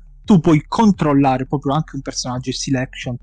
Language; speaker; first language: Italian; native; Italian